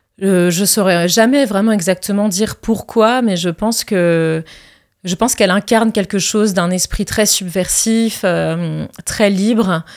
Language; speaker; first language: French; early bilingual, other home language; Arabic